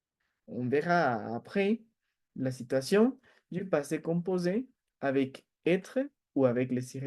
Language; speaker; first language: French; non-native, fluent; Spanish